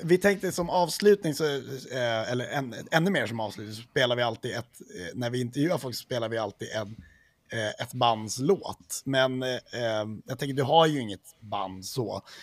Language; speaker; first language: Swedish; native; Swedish